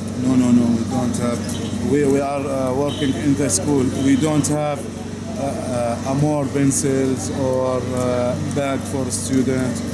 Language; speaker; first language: English; non-native, learner; Arabic